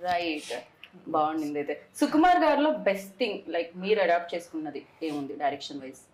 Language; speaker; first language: Telugu; native; Telugu